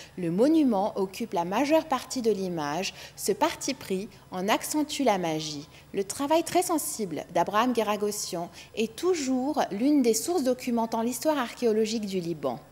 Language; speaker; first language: French; non-native, local second language; Arabic